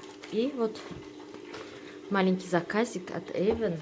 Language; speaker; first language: Russian; non-native, learner; Tajik